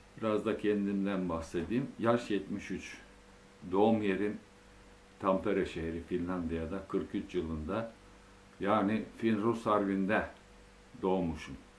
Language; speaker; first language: Turkish; early bilingual, other home language; Finnish